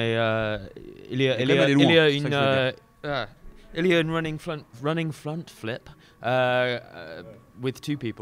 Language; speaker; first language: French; non-native, learner; English